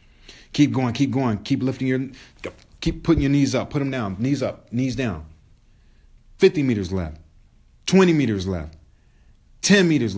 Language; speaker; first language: English; native; English